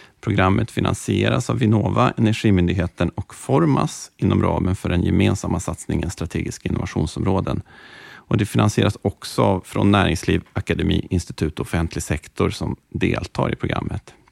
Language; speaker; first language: Swedish; native; Swedish